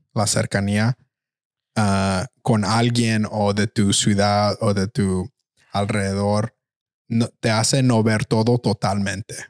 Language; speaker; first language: Spanish; early bilingual, heritage; Spanish